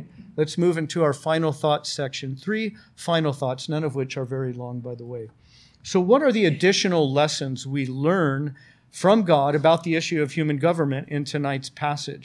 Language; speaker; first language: English; native; English